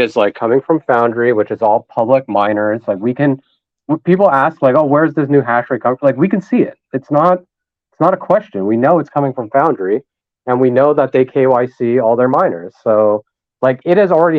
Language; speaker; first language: English; native; English